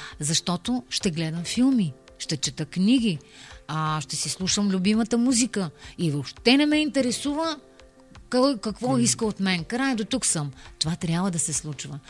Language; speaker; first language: Bulgarian; native; Bulgarian